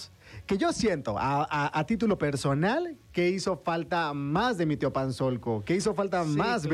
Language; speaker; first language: Spanish; native; Spanish